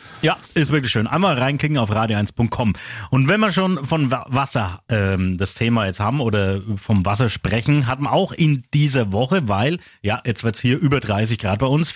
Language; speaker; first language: German; native; German